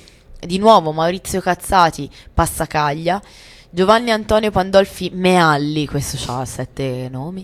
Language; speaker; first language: Italian; native; Italian